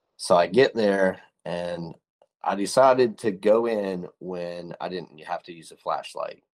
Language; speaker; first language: English; native; English